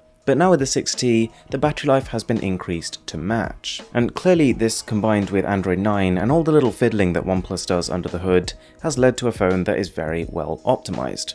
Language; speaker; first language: English; native; English